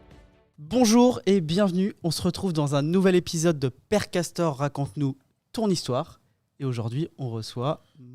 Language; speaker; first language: French; native; French